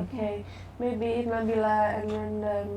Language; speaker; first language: English; non-native, learner; Indonesian